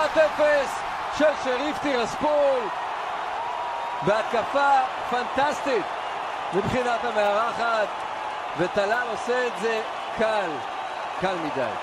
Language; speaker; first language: Hebrew; native; Hebrew